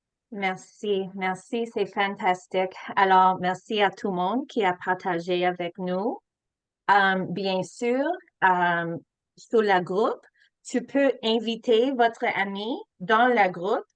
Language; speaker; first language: French; non-native, learner; English